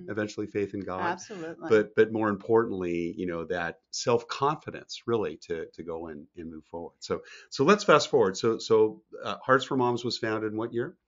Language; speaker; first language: English; native; English